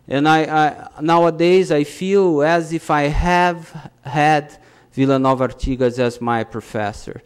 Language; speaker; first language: English; non-native, fluent; Portuguese